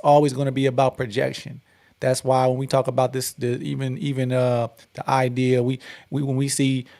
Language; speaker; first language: English; native; English